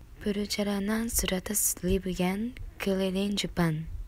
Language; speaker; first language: Indonesian; non-native, learner; Japanese